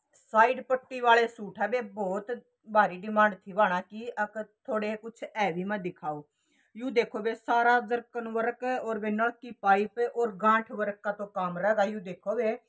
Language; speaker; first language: Hindi; native; Hindi